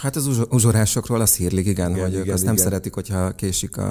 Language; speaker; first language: Hungarian; native; Hungarian